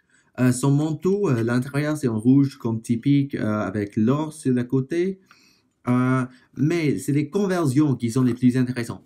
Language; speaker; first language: French; non-native, fluent; English